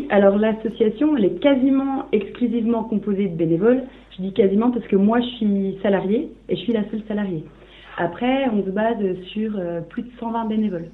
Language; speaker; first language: French; native; French